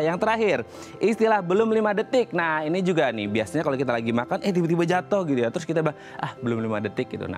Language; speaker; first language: Indonesian; native; Indonesian